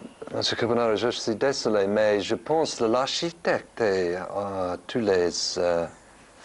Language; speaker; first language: French; non-native, learner; English